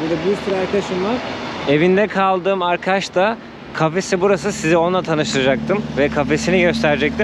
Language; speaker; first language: Turkish; native; Turkish